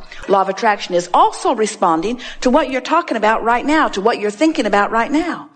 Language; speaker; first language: English; native; English